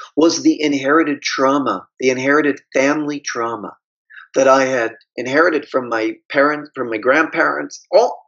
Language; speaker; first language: English; native; English